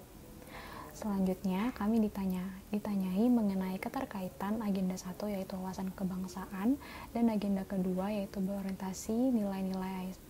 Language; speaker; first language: Indonesian; native; Indonesian